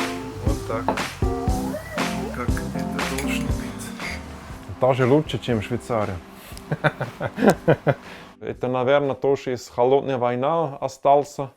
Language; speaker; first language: Russian; non-native, learner; German